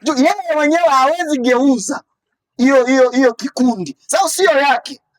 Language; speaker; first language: Swahili; native; Swahili